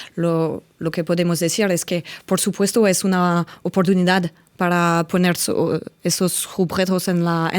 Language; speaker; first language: Spanish; non-native, fluent; French